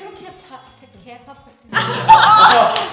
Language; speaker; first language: Korean; non-native, fluent; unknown